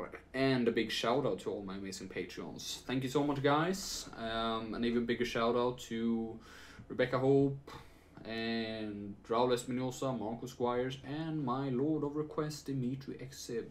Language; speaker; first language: English; non-native, fluent; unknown